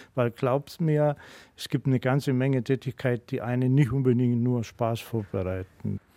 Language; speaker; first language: German; non-native, fluent; Greek